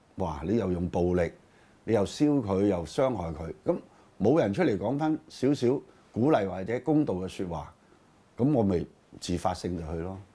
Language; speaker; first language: Cantonese; native; Cantonese